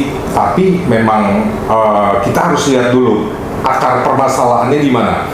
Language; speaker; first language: Indonesian; native; Indonesian